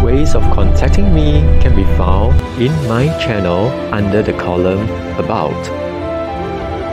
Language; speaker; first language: English; non-native, local second language; Chinese